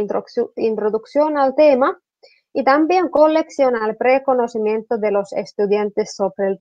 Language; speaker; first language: Spanish; non-native, fluent; Finnish